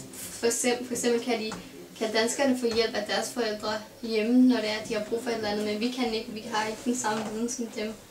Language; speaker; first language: Danish; early bilingual, other home language; Urdu